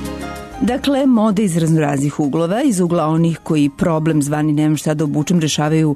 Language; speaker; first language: Serbian; native; Serbian